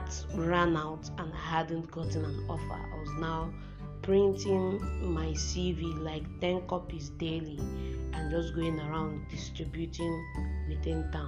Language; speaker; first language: English; non-native, local second language; Igbo